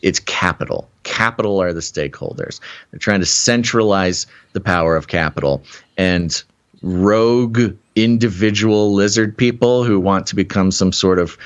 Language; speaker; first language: English; native; English